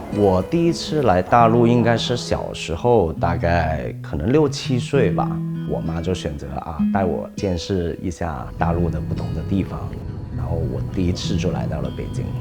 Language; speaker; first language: Chinese; non-native, local second language; Cantonese